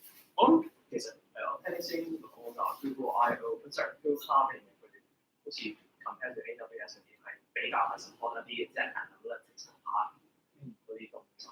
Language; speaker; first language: Chinese; native; Chinese